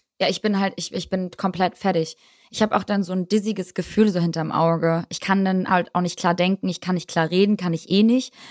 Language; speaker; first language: German; early bilingual, other home language; Albanian